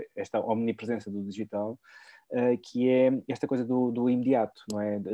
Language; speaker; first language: Portuguese; native; Portuguese